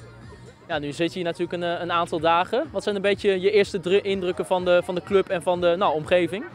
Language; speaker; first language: Dutch; native; Dutch